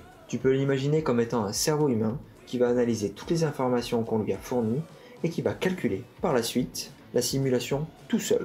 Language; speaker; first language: French; native; French